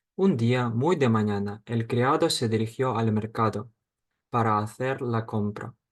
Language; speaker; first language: Spanish; non-native, fluent; Ukrainian